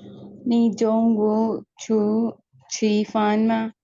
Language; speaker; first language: Chinese; non-native, learner; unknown